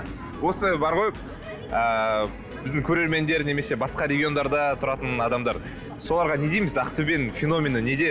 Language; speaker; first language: Kazakh; native; Kazakh